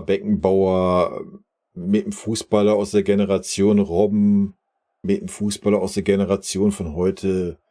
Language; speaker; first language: German; native; German